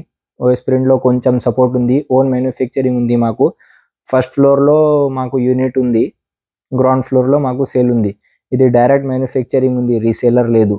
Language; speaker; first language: Telugu; non-native, local second language; Urdu